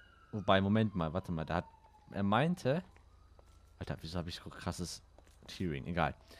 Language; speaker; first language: German; native; German